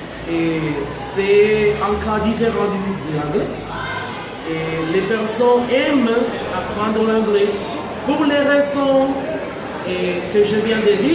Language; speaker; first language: French; non-native, fluent; Spanish